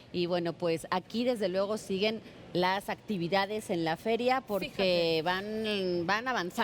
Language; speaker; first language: Spanish; native; Spanish